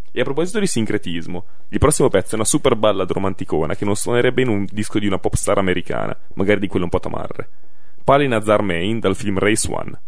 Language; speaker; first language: Italian; native; Italian